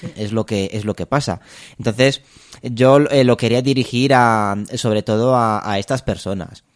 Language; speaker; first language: Spanish; non-native, fluent; Romanian